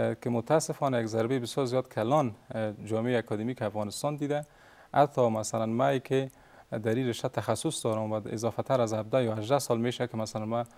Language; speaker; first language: Persian; native; Persian